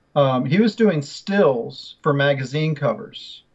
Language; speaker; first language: English; native; English